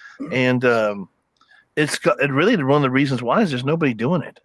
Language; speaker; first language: English; native; English